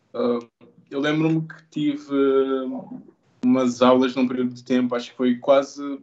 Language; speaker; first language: Portuguese; native; Portuguese